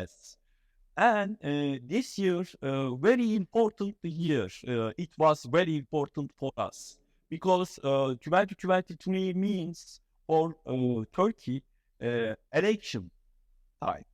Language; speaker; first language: English; non-native, fluent; Turkish